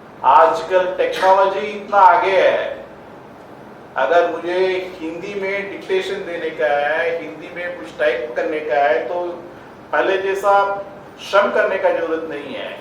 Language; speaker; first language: Hindi; non-native, local second language; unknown